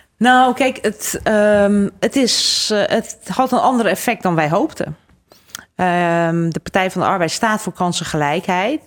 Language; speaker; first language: Dutch; native; Dutch